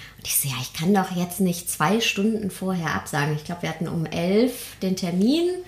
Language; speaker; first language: German; early bilingual, other home language; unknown